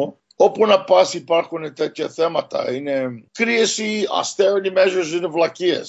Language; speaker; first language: Greek; early bilingual, heritage; Greek